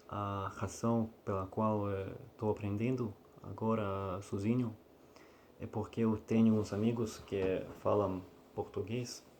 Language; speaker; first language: Portuguese; non-native, learner; Russian